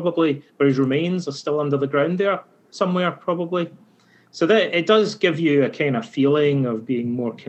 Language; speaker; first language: English; native; English